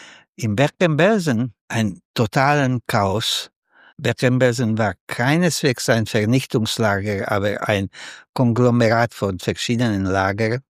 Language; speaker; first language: German; non-native, fluent; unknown